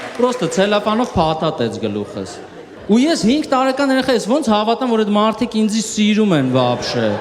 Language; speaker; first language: Armenian; early bilingual, heritage; Armenian